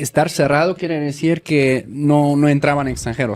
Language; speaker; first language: Spanish; native; Spanish